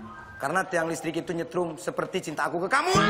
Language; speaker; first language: Indonesian; native; Indonesian